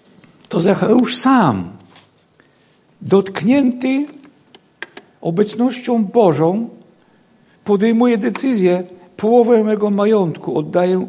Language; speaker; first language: Polish; native; Polish